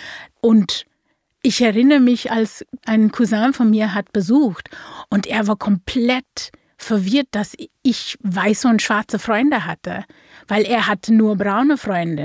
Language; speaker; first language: German; non-native, fluent; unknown